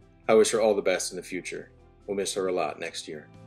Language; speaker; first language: English; native; English